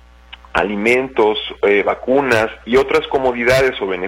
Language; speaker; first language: Spanish; native; Spanish